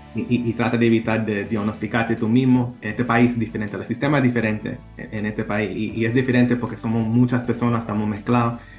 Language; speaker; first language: Spanish; early bilingual, heritage; Spanish